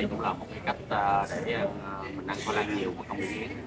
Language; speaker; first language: Vietnamese; native; Vietnamese